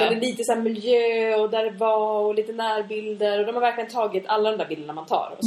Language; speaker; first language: Swedish; native; Swedish